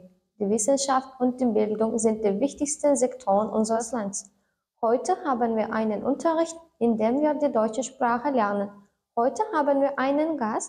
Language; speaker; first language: German; non-native, learner; Turkmen